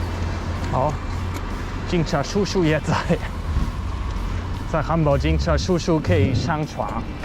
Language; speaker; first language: Chinese; non-native, fluent; German